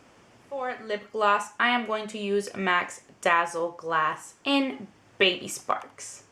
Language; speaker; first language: English; native; English